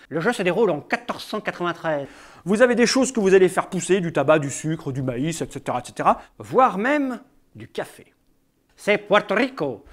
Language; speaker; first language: French; native; French